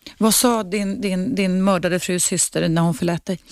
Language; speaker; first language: Swedish; native; Swedish